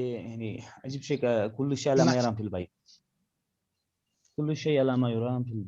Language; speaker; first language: Arabic; non-native, learner; Urdu